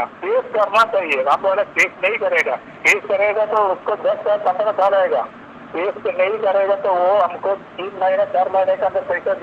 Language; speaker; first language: Hindi; non-native, local second language; Malayalam